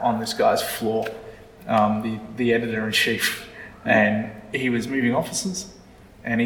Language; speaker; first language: English; native; English